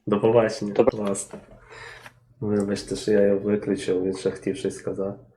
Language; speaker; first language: Ukrainian; native; Ukrainian